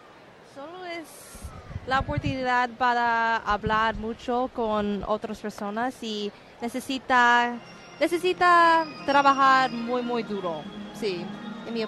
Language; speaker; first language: Spanish; non-native, learner; English